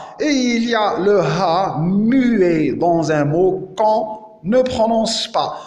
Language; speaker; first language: French; non-native, local second language; Arabic